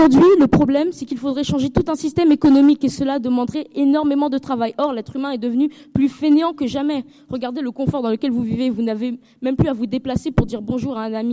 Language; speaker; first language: French; early bilingual, heritage; French